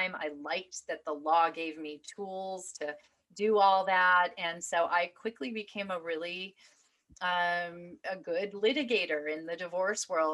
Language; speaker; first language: English; native; English